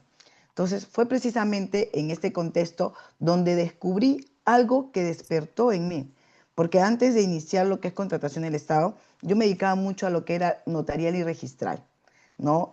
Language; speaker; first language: Spanish; native; Spanish